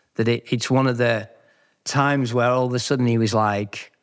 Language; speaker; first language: English; native; English